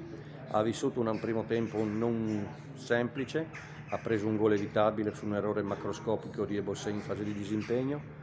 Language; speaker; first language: Italian; native; Italian